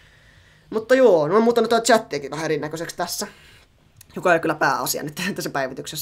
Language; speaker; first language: Finnish; native; Finnish